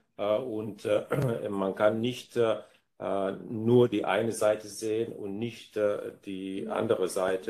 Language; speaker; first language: German; non-native, fluent; Bulgarian